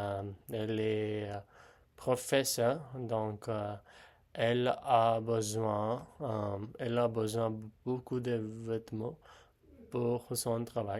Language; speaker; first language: French; non-native, learner; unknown